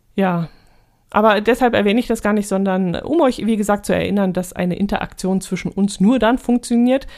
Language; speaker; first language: German; native; German